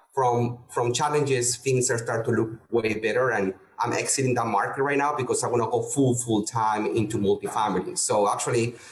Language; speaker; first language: English; non-native, fluent; Spanish